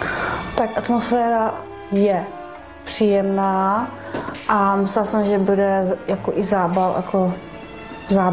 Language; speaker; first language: Czech; non-native, learner; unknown